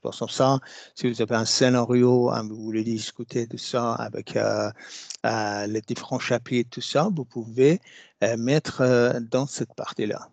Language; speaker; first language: French; non-native, fluent; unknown